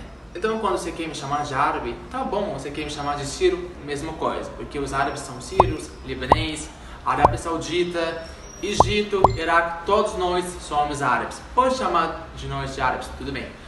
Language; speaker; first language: Portuguese; non-native, fluent; Arabic